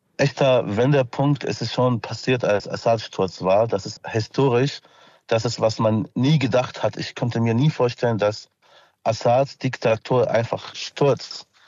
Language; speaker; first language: German; non-native, fluent; Arabic